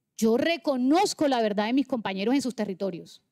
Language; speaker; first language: Spanish; native; Spanish